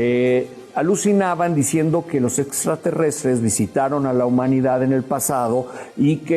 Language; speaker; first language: Spanish; native; Spanish